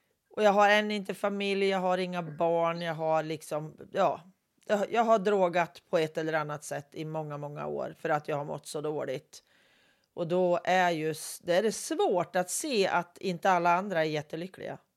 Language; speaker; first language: Swedish; native; Swedish